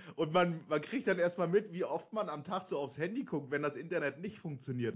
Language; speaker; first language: German; native; German